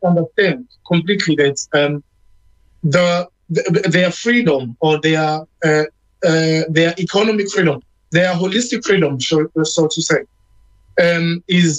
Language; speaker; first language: English; non-native, local second language; Zulu